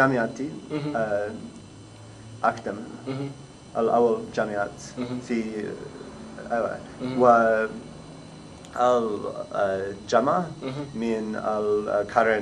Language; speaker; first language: Arabic; non-native, learner; English